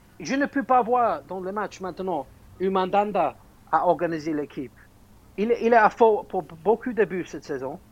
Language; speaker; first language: French; non-native, fluent; English